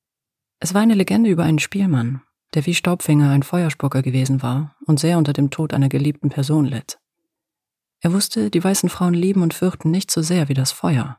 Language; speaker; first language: German; native; German